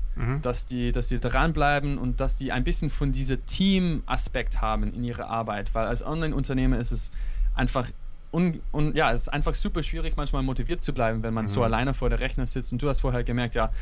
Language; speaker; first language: German; non-native, fluent; English